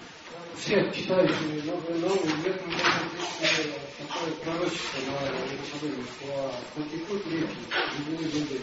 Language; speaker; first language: Russian; non-native, learner; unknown